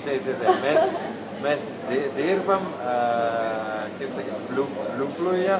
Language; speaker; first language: Lithuanian; non-native, learner; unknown